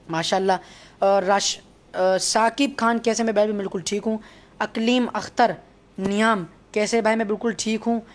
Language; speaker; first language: Urdu; native; Urdu